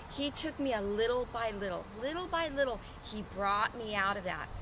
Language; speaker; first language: English; native; English